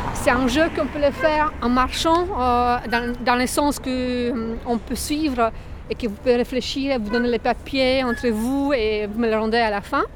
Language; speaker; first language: French; non-native, fluent; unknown